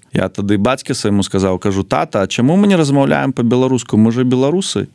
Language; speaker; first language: Belarusian; non-native, local second language; Russian